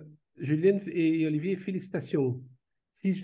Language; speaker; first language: French; native; French